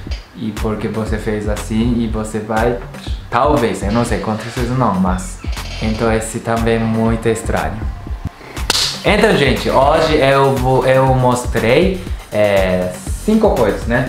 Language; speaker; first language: Portuguese; non-native, learner; Japanese